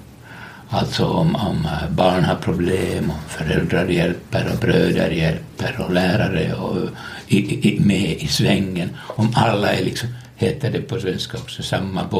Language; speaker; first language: Swedish; non-native, local second language; Finnish